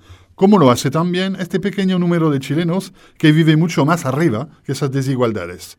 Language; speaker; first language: Spanish; native; Spanish